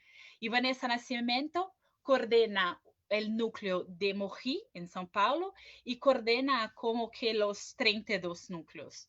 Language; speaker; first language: Spanish; non-native, fluent; Portuguese